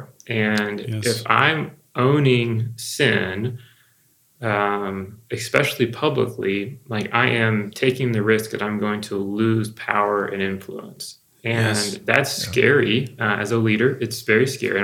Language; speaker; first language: English; native; English